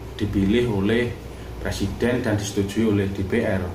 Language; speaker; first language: Indonesian; non-native, local second language; Javanese